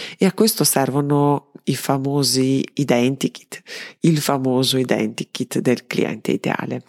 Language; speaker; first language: Italian; non-native, fluent; Serbian